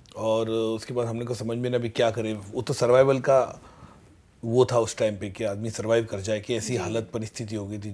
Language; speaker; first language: Hindi; native; Hindi